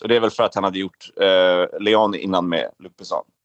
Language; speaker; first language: Swedish; native; Swedish